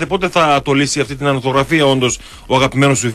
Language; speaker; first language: Greek; native; Greek